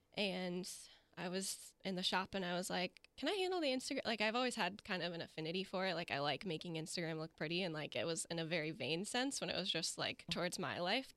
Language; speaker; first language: English; native; English